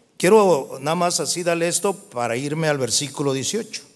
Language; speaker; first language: Spanish; native; Spanish